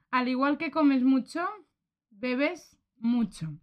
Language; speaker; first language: Spanish; native; Spanish